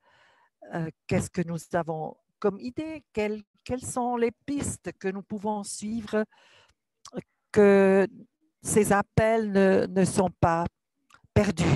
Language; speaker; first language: French; non-native, local second language; German